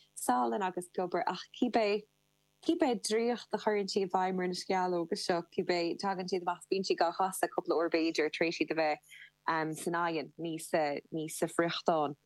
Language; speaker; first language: Irish; non-native, local second language; English